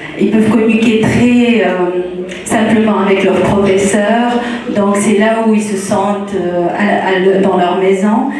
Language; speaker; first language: French; non-native, local second language; Arabic